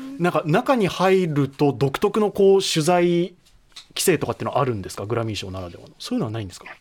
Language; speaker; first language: Japanese; native; Japanese